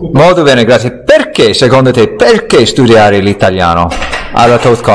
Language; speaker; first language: Italian; non-native, fluent; English